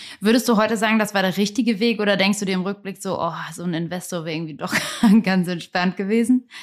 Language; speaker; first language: German; native; German